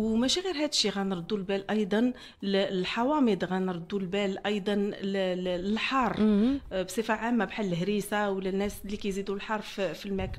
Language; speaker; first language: Arabic; native; Arabic